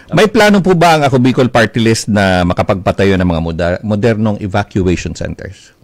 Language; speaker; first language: Filipino; non-native, local second language; Bikol